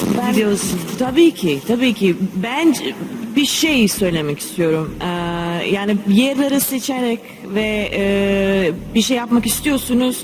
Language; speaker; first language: Turkish; non-native, learner; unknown